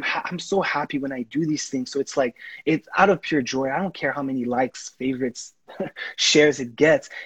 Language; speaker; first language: English; non-native, fluent; Haitian Creole